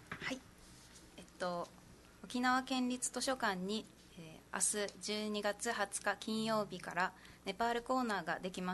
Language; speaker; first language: Japanese; native; Japanese